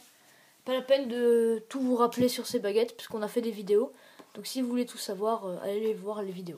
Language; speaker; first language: French; native; French